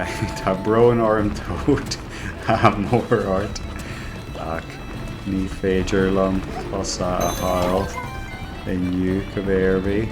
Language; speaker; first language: Irish; non-native, local second language; English